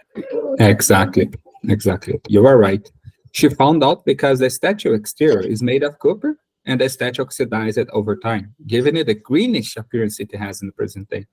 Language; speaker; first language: English; non-native, learner; Portuguese